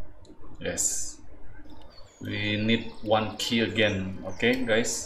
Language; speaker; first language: English; non-native, learner; Indonesian